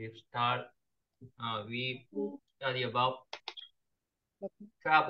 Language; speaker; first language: English; non-native, learner; Korean